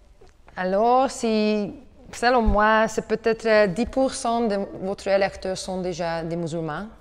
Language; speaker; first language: French; non-native, learner; Hungarian